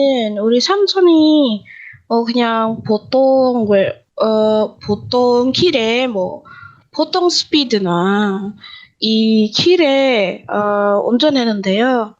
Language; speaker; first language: Korean; non-native, learner; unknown